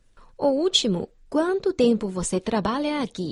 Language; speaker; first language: Portuguese; non-native, fluent; Chinese